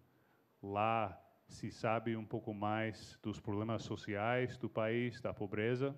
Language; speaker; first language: Portuguese; non-native, fluent; English